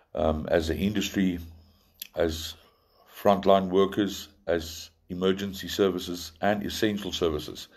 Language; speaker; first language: English; non-native, local second language; Afrikaans